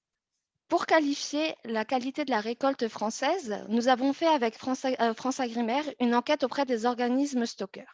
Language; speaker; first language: French; native; French